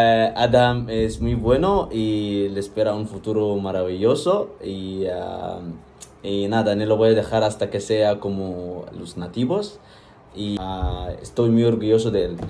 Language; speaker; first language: Spanish; non-native, fluent; Arabic